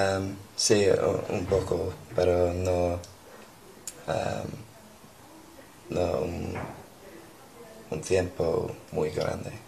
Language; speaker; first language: Spanish; non-native, learner; English